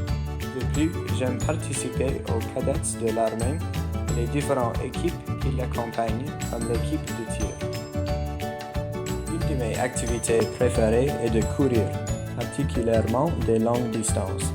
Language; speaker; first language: French; non-native, learner; English